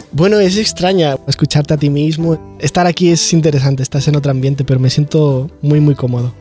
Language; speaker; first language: Spanish; native; Spanish